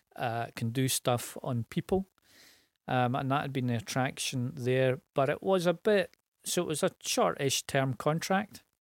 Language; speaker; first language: English; native; English